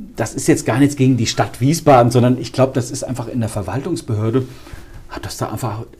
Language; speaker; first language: German; native; German